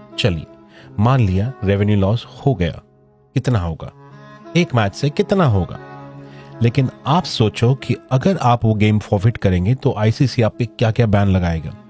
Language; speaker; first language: Hindi; non-native, local second language; Marathi